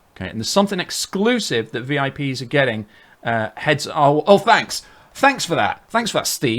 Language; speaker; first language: English; native; English